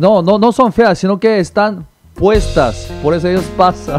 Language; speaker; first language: Spanish; non-native, fluent; Korean